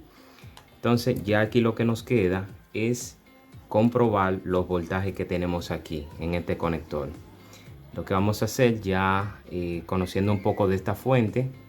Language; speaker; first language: Spanish; native; Spanish